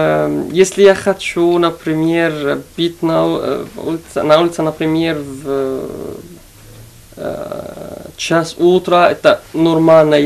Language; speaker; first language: Russian; non-native, learner; Arabic